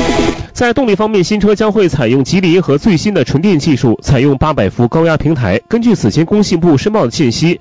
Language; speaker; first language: Chinese; native; Chinese